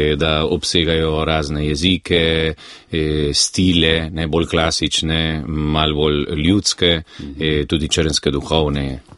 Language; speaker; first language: Slovenian; early bilingual, heritage; Slovenian